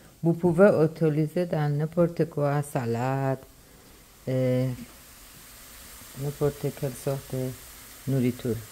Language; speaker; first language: French; non-native, learner; Persian